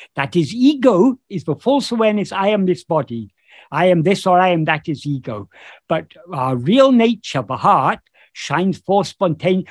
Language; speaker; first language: English; native; English